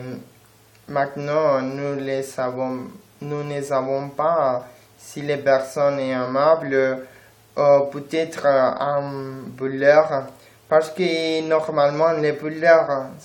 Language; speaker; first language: French; non-native, learner; Spanish